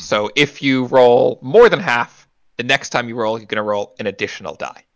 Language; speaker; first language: English; native; English